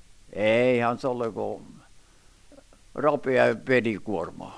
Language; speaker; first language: Finnish; early bilingual, heritage; Finnish